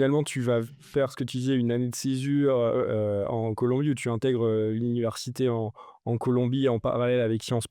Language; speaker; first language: French; native; French